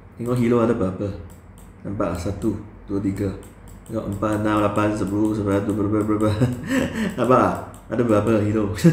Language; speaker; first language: Malay; non-native, local second language; Chinese